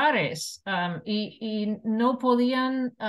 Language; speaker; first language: Spanish; non-native, fluent; English